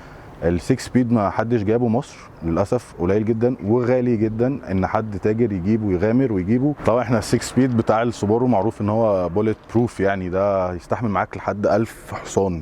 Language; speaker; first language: Arabic; native; Arabic